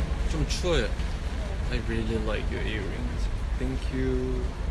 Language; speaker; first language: English; non-native, fluent; Korean